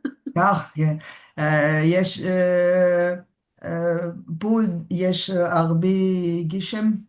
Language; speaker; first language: Hebrew; non-native, learner; French